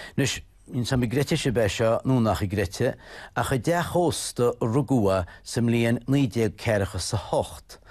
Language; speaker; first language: Irish; native; Irish